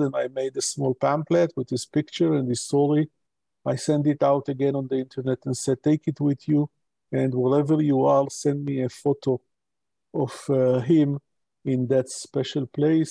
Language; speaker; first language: English; non-native, local second language; Hebrew